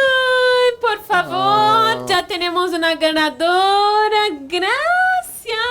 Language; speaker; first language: Spanish; non-native, fluent; Portuguese